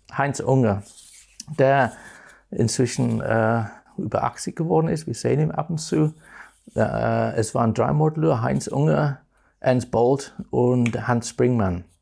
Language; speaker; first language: German; non-native, fluent; English